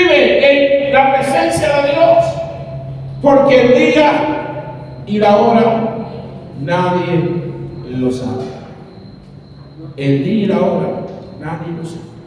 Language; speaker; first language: Spanish; native; Spanish